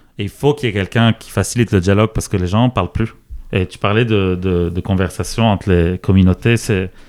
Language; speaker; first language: French; non-native, local second language; Arabic